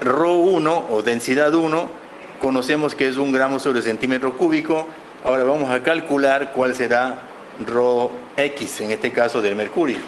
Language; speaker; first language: Spanish; native; Spanish